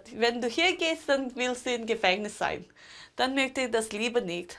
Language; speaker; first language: German; non-native, local second language; Tibetan